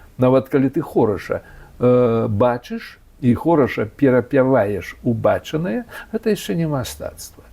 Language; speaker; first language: Belarusian; native; Belarusian